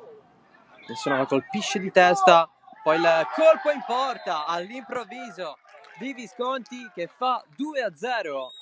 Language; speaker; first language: Italian; native; Italian